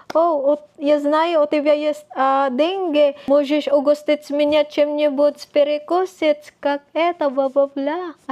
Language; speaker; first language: Russian; non-native, learner; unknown